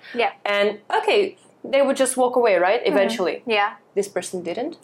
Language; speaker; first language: English; non-native, fluent; Russian